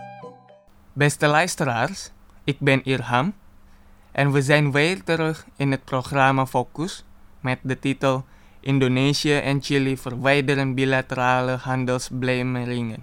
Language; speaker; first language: Dutch; non-native, fluent; Indonesian